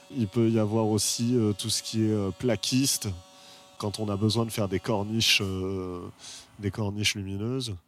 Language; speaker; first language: French; native; French